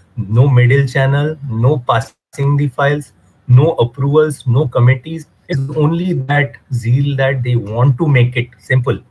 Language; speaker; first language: English; non-native, local second language; Hindi